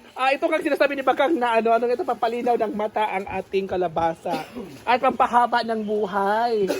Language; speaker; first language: Filipino; non-native, local second language; Cebuano